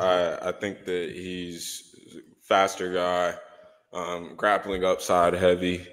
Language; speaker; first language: English; native; English